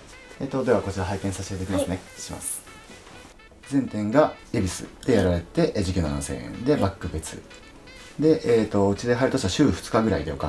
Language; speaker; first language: Japanese; native; Japanese